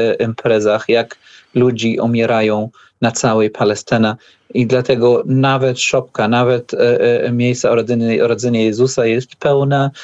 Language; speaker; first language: Polish; non-native, learner; Arabic